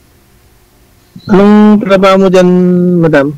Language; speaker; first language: Filipino; non-native, local second language; Iloko